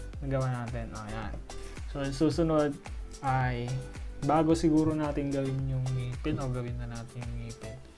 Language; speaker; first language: Filipino; non-native, local second language; Iloko